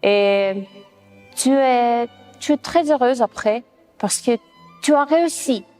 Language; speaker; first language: French; non-native, fluent; Russian